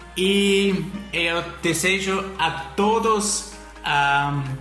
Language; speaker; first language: Portuguese; non-native, fluent; German